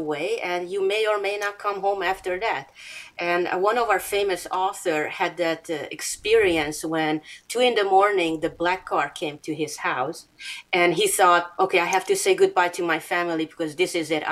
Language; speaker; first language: English; non-native, fluent; Hungarian